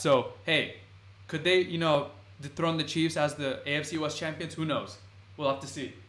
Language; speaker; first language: English; native; English